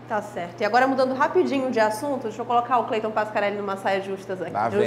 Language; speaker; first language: Portuguese; native; Portuguese